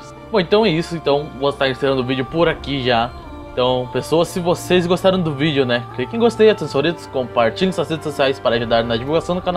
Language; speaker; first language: Portuguese; native; Portuguese